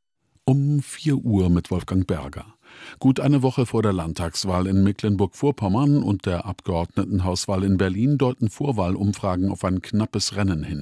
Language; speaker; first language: German; native; German